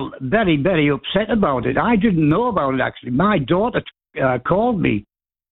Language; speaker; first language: English; native; English